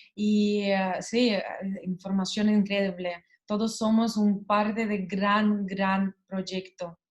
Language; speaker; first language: Spanish; non-native, learner; Russian